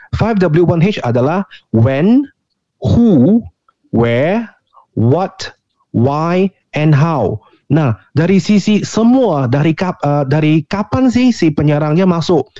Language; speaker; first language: Indonesian; non-native, fluent; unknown